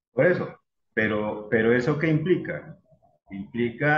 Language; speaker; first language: Spanish; native; Spanish